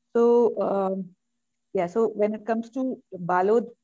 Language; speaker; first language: English; non-native, local second language; Malayalam